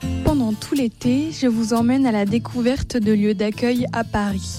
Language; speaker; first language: French; native; French